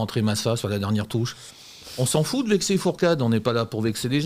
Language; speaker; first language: French; native; French